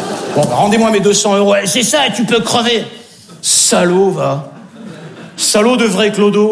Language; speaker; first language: French; native; French